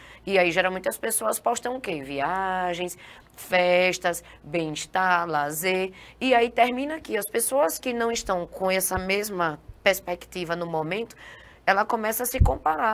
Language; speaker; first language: Portuguese; native; Portuguese